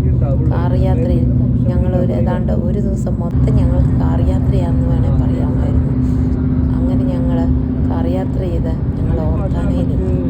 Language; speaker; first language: Malayalam; native; Malayalam